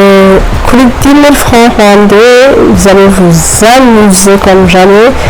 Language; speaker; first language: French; non-native, local second language; Rundi